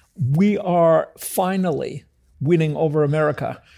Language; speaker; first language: English; early bilingual, other home language; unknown